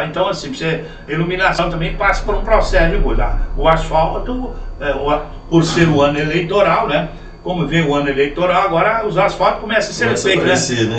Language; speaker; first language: Portuguese; native; Portuguese